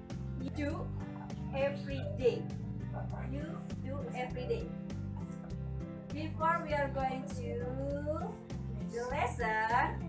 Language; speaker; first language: English; non-native, learner; Indonesian